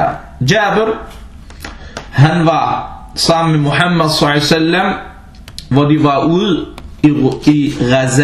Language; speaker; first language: Danish; non-native, fluent; Arabic